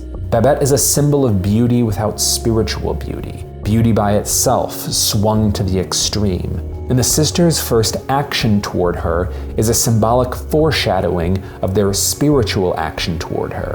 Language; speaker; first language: English; native; English